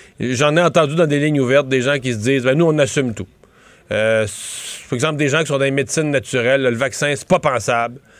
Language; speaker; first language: French; native; French